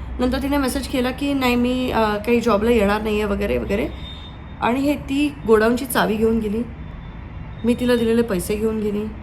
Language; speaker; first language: Marathi; native; Marathi